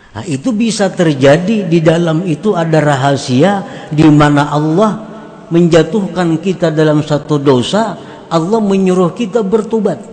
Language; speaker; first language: Indonesian; non-native, local second language; Banjar